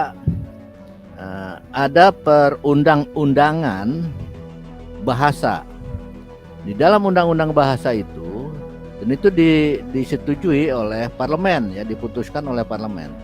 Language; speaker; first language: Indonesian; native; Indonesian